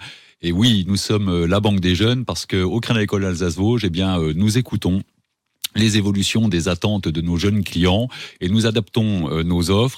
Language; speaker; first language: French; native; French